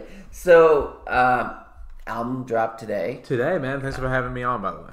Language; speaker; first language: English; native; English